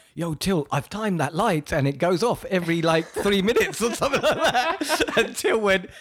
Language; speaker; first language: English; native; English